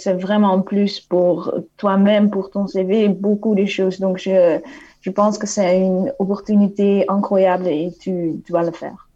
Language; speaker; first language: French; non-native, fluent; Dutch